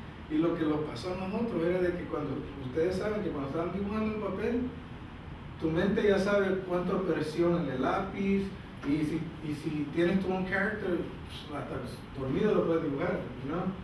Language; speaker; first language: Spanish; early bilingual, heritage; Spanish